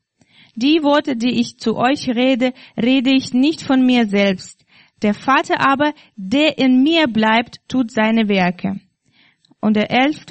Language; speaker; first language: German; non-native, fluent; Russian